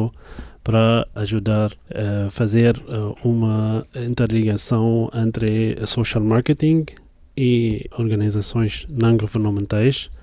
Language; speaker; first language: Portuguese; non-native, fluent; Arabic